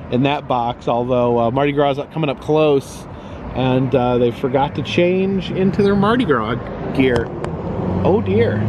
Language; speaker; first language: English; native; English